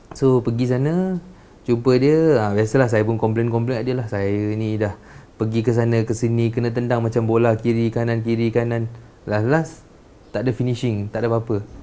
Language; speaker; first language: Malay; non-native, local second language; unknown